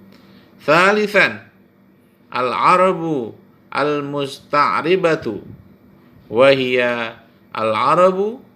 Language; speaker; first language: Arabic; non-native, fluent; Indonesian